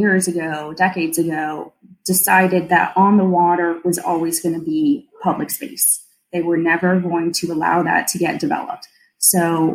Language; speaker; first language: English; native; English